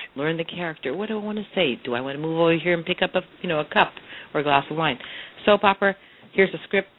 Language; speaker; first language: English; native; English